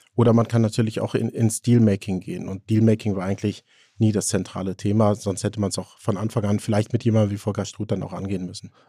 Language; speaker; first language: German; native; German